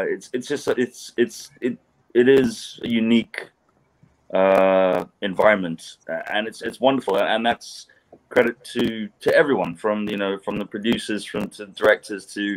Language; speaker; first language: English; native; English